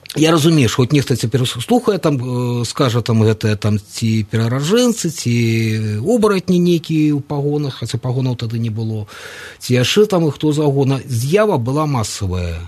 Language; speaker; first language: Belarusian; non-native, local second language; Russian